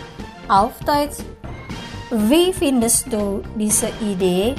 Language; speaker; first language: German; non-native, fluent; Indonesian